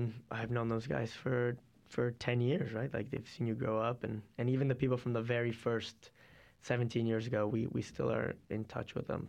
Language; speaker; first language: English; native; English